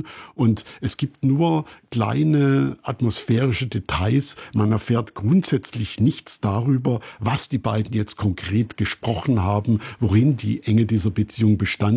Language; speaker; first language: German; native; German